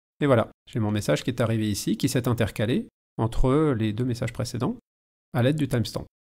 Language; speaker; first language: French; native; French